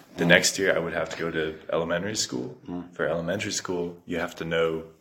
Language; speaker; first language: English; native; English